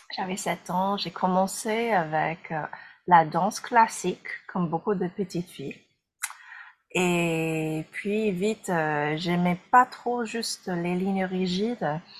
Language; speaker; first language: French; non-native, fluent; English